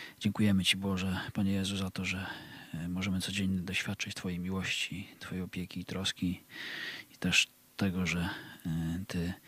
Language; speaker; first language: Polish; native; Polish